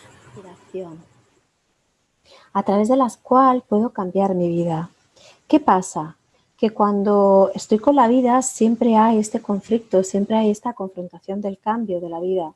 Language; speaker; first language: Spanish; native; Spanish